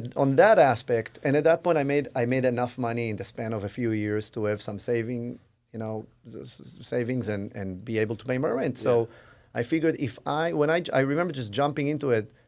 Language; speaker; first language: English; non-native, fluent; Hebrew